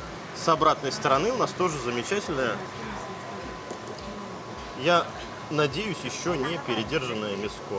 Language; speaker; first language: Russian; native; Russian